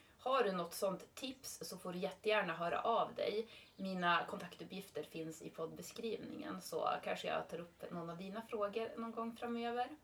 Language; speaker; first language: Swedish; native; Swedish